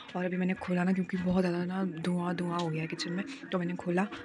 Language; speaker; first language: Hindi; native; Hindi